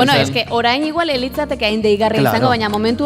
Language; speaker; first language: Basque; native; Basque